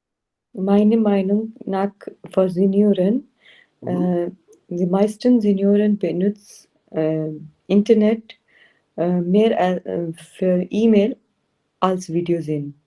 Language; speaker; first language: German; non-native, learner; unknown